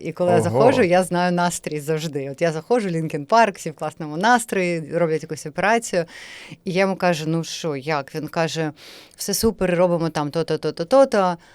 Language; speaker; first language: Ukrainian; native; Ukrainian